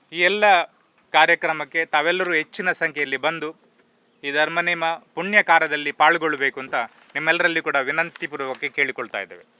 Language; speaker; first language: Kannada; native; Kannada